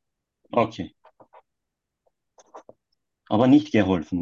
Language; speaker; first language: German; non-native, learner; Turkish